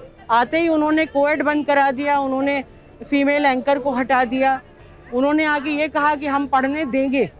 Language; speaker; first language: Hindi; native; Hindi